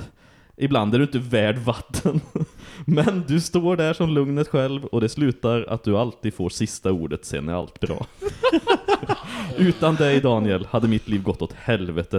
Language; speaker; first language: Swedish; native; Swedish